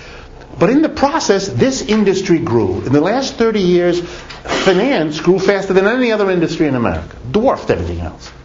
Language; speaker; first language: English; native; English